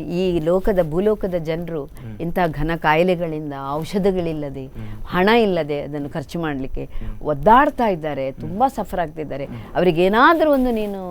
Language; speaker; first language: Kannada; non-native, local second language; Tulu